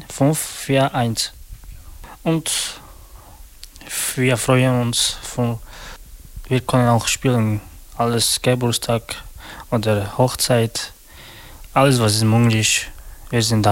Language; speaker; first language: German; non-native, learner; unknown